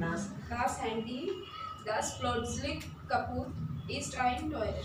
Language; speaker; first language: German; non-native, learner; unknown